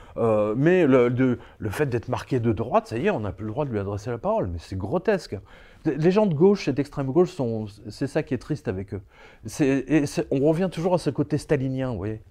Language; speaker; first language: French; early bilingual, other home language; Serbian